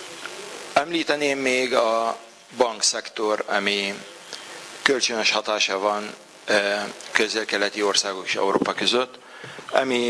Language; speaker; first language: Hungarian; non-native, fluent; Arabic